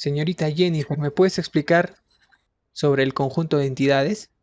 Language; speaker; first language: Spanish; native; Spanish